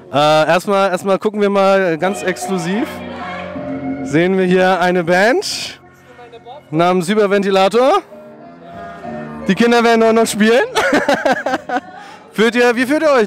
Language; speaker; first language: German; native; German